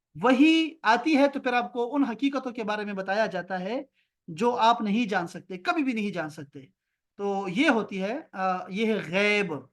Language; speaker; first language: Urdu; non-native, local second language; Pashto